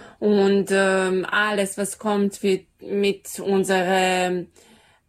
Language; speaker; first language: German; non-native, learner; Serbian